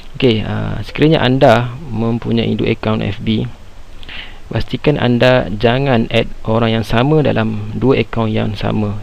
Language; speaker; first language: Malay; native; Malay